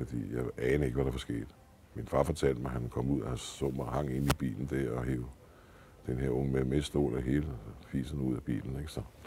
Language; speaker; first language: Danish; native; Danish